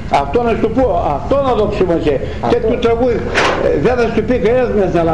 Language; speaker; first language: Greek; native; Greek